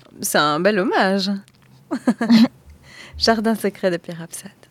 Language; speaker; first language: French; native; French